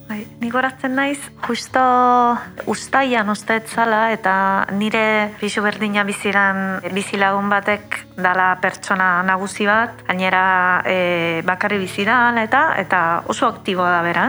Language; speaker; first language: Basque; non-native, fluent; Italian